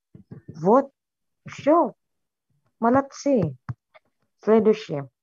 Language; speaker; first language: Russian; non-native, fluent; Indonesian